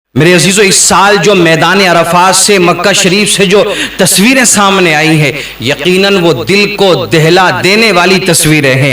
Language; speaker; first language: Urdu; native; Urdu